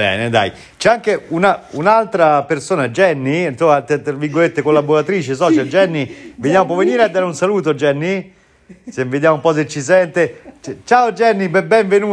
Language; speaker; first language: Italian; native; Italian